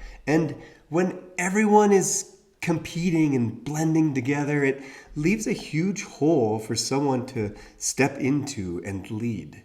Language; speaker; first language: English; native; English